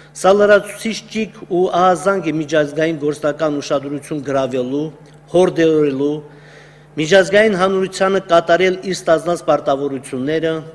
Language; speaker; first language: Armenian; native; Armenian